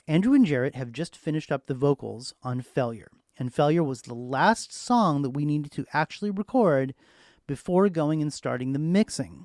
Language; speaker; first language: English; native; English